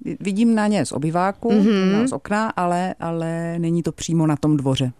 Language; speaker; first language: Czech; native; Czech